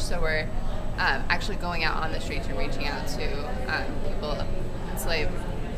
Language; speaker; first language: English; native; English